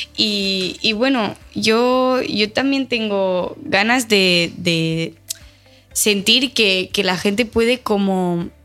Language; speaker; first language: Spanish; non-native, local second language; Catalan